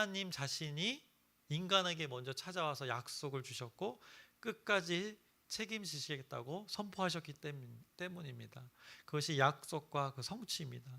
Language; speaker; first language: Korean; native; Korean